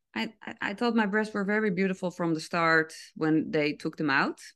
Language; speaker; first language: English; non-native, fluent; Dutch